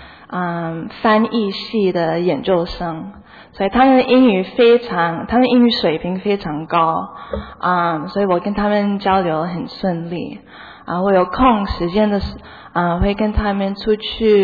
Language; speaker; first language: Chinese; early bilingual, heritage; Chinese